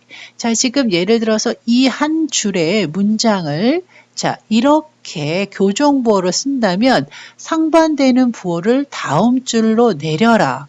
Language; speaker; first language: Korean; native; Korean